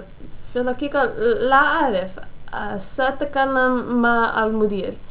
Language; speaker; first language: Arabic; non-native, learner; English